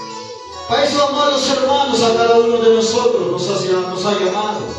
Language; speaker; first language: Spanish; non-native, local second language; Quechua